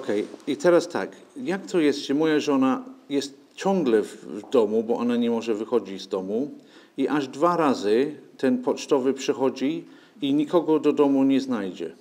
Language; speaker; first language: Polish; non-native, fluent; English